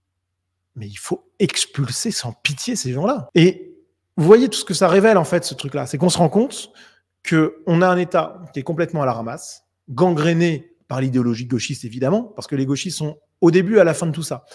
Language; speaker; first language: French; native; French